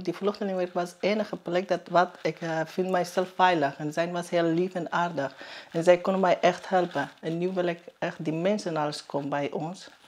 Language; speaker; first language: Dutch; non-native, learner; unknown